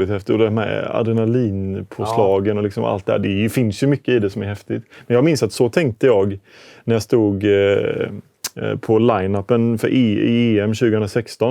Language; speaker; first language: Swedish; native; Swedish